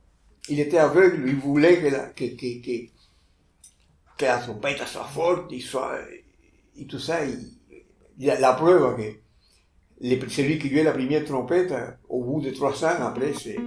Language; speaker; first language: French; non-native, fluent; Spanish